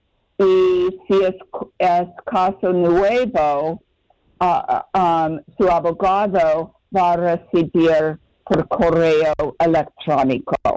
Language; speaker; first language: Spanish; non-native, fluent; English